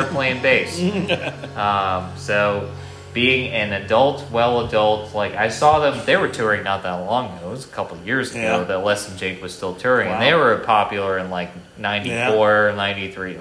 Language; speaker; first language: English; native; English